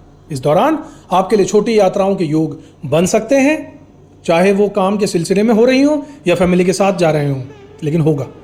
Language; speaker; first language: Hindi; native; Hindi